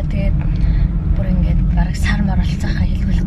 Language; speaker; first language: Mongolian; native; Mongolian